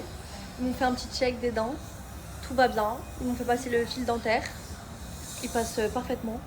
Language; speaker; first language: French; native; French